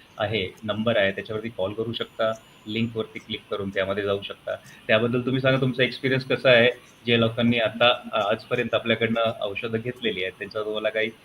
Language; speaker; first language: Marathi; non-native, local second language; Punjabi